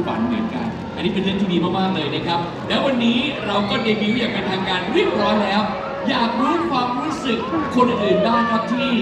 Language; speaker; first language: Thai; native; Thai